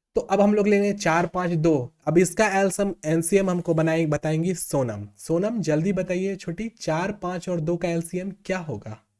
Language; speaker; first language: Hindi; native; Hindi